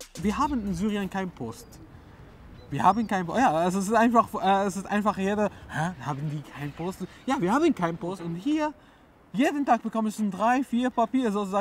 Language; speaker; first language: German; non-native, learner; Arabic